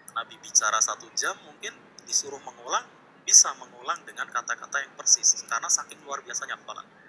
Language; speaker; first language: Indonesian; native; Indonesian